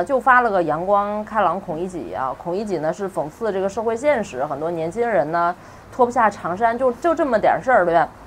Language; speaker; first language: Chinese; native; Chinese